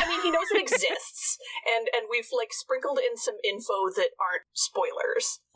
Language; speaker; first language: English; native; English